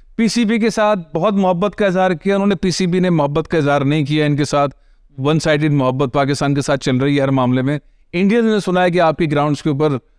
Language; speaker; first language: Urdu; native; Urdu